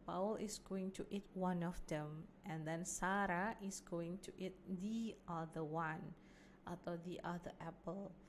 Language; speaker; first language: English; non-native, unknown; Indonesian